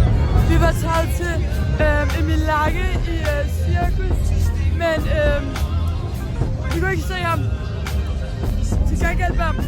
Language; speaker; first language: Danish; native; Danish